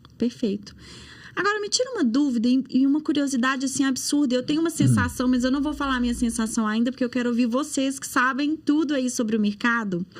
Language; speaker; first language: Portuguese; native; Portuguese